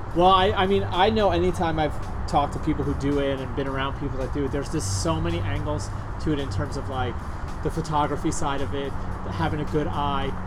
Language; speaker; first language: English; native; English